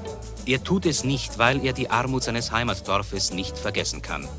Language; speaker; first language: German; native; German